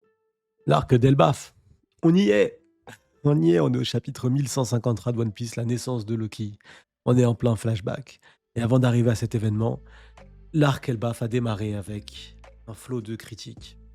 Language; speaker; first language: French; native; French